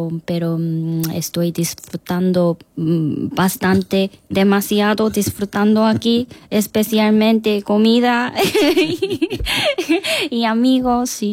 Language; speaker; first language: Spanish; non-native, learner; Korean